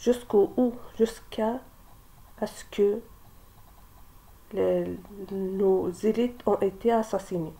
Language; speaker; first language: French; non-native, local second language; Kabyle